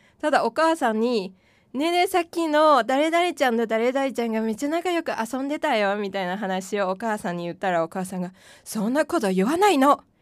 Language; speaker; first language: Japanese; non-native, fluent; Korean